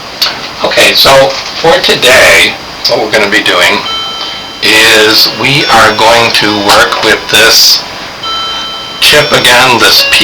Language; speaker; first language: English; native; English